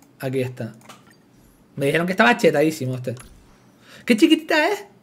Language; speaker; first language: Spanish; native; Spanish